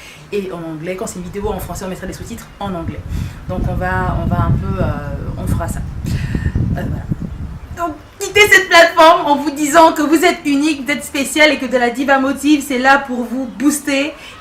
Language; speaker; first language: French; native; French